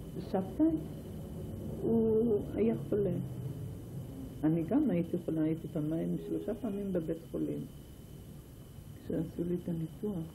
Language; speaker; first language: Hebrew; non-native, fluent; Ladino